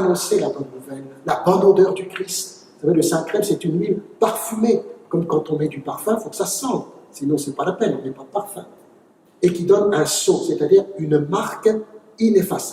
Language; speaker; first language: French; native; French